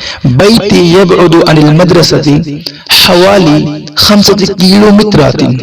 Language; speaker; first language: Arabic; non-native, fluent; Urdu